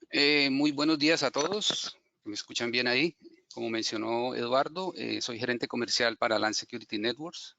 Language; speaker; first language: Spanish; native; Spanish